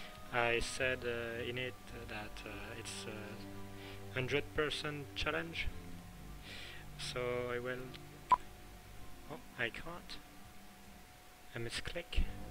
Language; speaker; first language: English; non-native, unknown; French